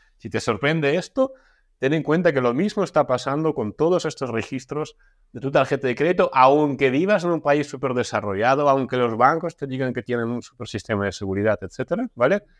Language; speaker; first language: Spanish; non-native, fluent; Russian